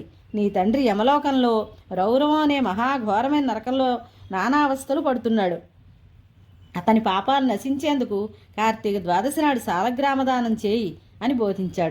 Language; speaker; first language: Telugu; native; Telugu